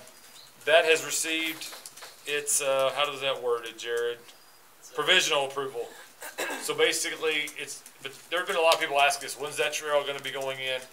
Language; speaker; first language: English; native; English